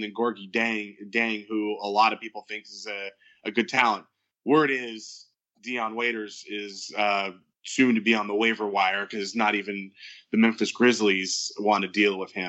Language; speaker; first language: English; native; English